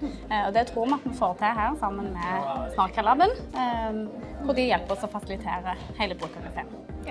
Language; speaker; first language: Norwegian; native; Norwegian